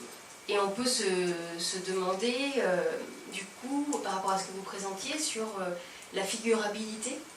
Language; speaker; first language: French; native; French